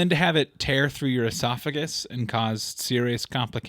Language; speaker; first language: English; native; English